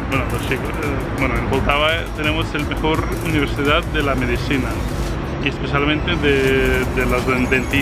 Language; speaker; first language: Spanish; non-native, fluent; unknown